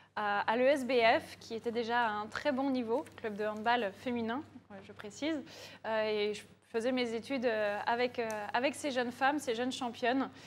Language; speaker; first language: French; native; French